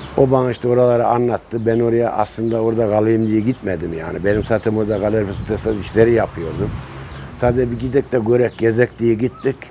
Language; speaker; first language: Turkish; native; Turkish